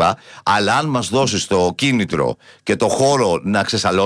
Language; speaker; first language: Greek; native; Greek